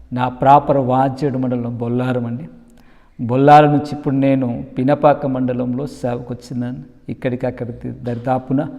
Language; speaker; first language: Telugu; non-native, local second language; Koya